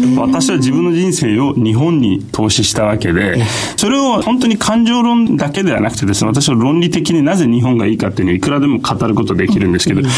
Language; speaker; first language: Japanese; non-native, fluent; Turkish